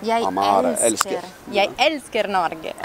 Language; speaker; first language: Norwegian; non-native, learner; Italian